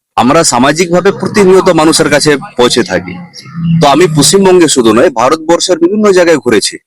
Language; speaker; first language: Bangla; non-native, local second language; Santali